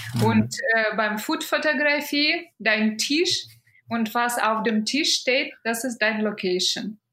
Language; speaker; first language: German; non-native, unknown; Russian